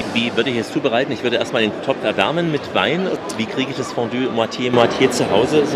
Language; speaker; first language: German; native; German